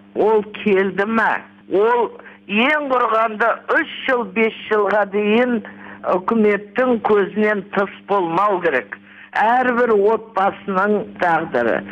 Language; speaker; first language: Kazakh; native; Kazakh